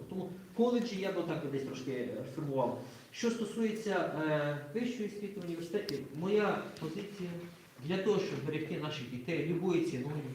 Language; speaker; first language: Ukrainian; native; Ukrainian